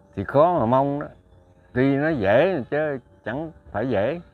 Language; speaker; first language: Vietnamese; native; Vietnamese